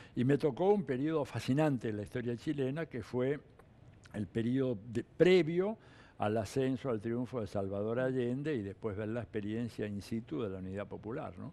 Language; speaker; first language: Spanish; early bilingual, other home language; Italian